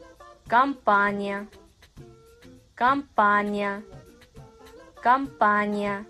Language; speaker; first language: Russian; non-native, fluent; Kazakh